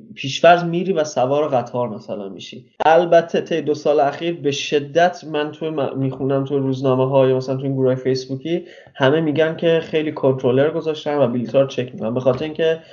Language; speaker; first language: Persian; native; Persian